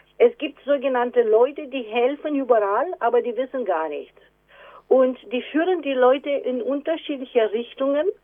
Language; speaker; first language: German; non-native, fluent; Romanian